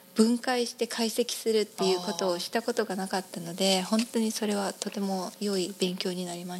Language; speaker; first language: Japanese; native; Japanese